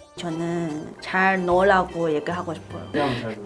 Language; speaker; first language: Korean; non-native, fluent; Chinese